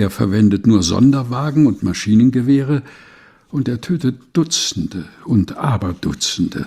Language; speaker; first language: German; non-native, fluent; Portuguese